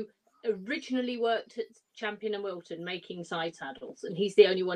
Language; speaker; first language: English; native; English